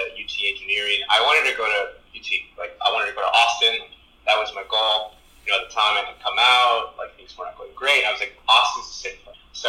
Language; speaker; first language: English; early bilingual, other home language; Spanish